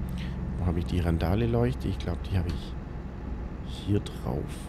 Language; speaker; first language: German; native; German